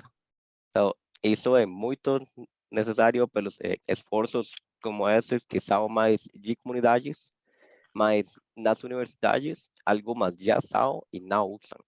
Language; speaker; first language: Portuguese; non-native, fluent; Spanish